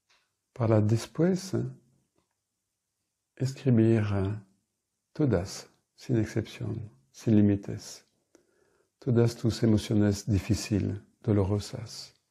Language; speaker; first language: Spanish; non-native, fluent; French